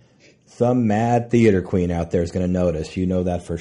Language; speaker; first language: English; native; English